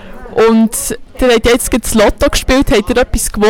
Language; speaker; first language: German; native; German